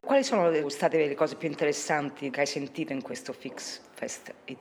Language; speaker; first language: Italian; native; Italian